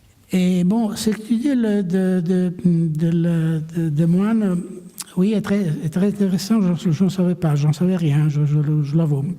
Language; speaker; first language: French; non-native, fluent; Italian